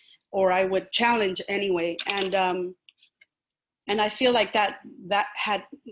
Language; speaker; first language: English; early bilingual, other home language; Spanish